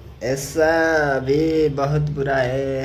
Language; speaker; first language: Hindi; non-native, learner; Nepali